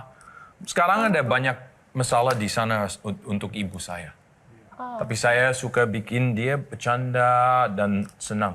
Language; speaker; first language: Indonesian; non-native, learner; English